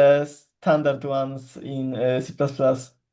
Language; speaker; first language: English; non-native, learner; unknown